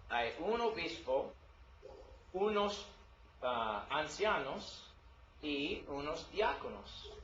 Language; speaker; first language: Spanish; non-native, learner; English